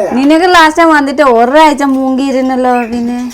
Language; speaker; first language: Malayalam; non-native, fluent; Nepali